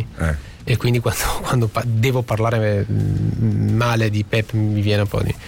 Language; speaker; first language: Italian; native; Italian